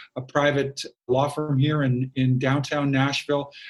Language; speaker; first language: English; native; English